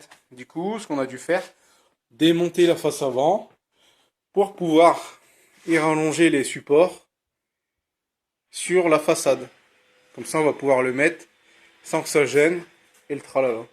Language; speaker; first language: French; native; French